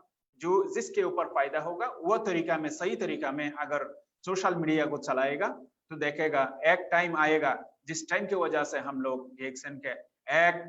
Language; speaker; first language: Hindi; non-native, fluent; Bangla